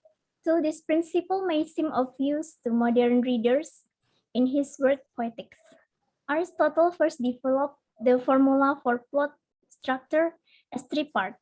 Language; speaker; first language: English; non-native, learner; Indonesian